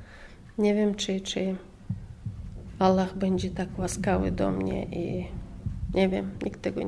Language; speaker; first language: Polish; non-native, fluent; Chechen